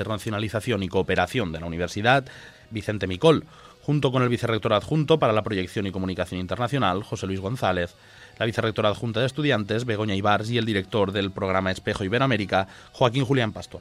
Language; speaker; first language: Spanish; native; Spanish